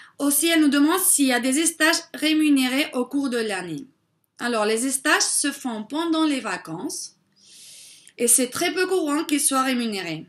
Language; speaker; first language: French; non-native, fluent; Spanish